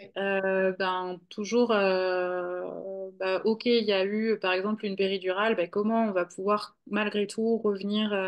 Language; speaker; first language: French; native; French